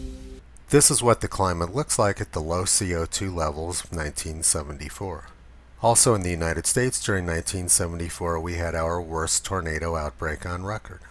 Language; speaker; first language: English; native; English